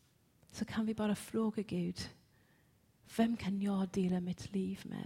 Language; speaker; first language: Swedish; non-native, fluent; English